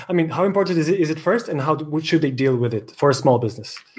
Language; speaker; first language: English; non-native, fluent; Portuguese